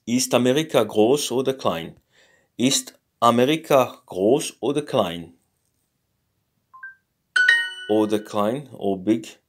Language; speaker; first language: German; non-native, learner; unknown